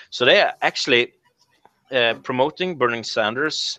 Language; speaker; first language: English; non-native, fluent; Norwegian